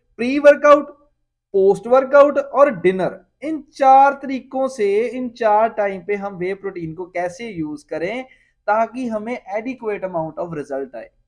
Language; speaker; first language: Hindi; non-native, local second language; Punjabi